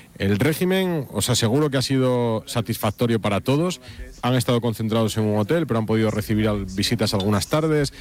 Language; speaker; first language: Spanish; native; Spanish